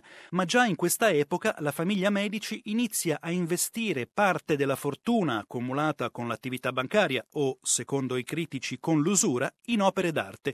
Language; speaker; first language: Italian; native; Italian